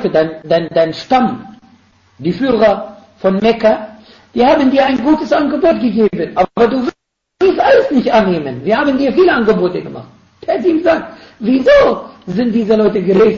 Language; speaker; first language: German; non-native, fluent; Arabic